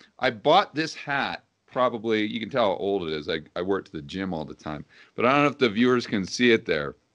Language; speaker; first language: English; native; English